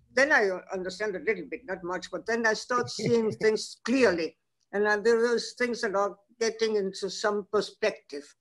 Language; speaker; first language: English; non-native, fluent; Spanish